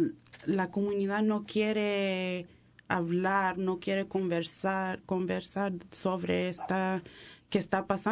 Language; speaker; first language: Spanish; early bilingual, heritage; English